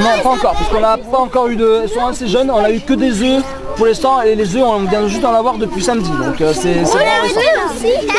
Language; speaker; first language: French; native; French